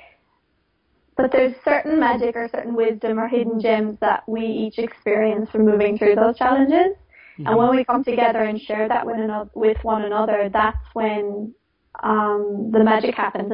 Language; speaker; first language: English; native; English